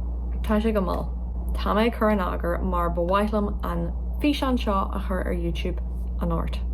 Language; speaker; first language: Irish; non-native, local second language; English